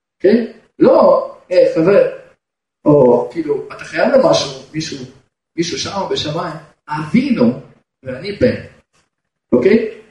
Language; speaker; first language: Hebrew; non-native, fluent; Russian